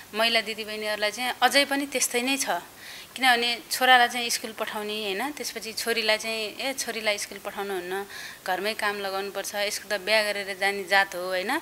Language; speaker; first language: Nepali; native; Nepali